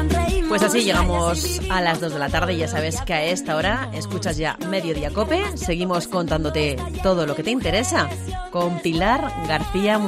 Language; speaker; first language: Spanish; native; Spanish